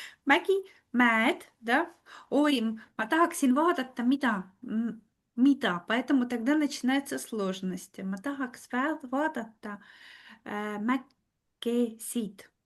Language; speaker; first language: Estonian; non-native, fluent; Russian